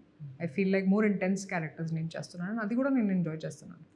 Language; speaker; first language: Telugu; non-native, local second language; Hindi